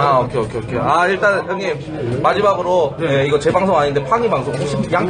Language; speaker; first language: Korean; native; Korean